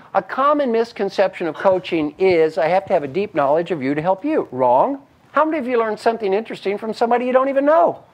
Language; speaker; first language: English; native; English